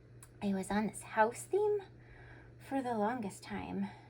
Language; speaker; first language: English; native; English